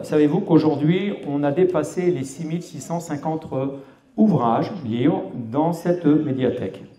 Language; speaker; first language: French; native; French